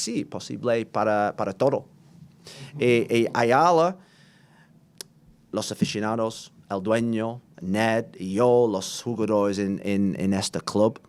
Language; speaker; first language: Spanish; non-native, learner; English